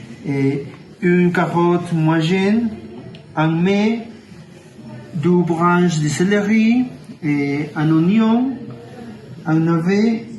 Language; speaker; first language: French; non-native, learner; Spanish